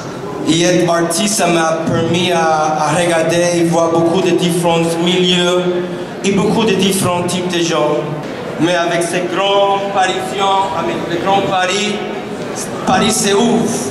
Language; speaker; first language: French; non-native, fluent; English